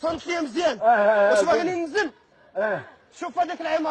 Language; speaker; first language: Arabic; native; Arabic